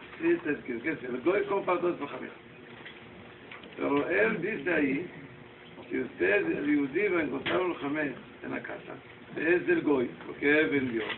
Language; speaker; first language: Spanish; non-native, fluent; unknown